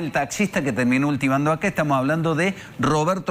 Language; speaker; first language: Spanish; native; Spanish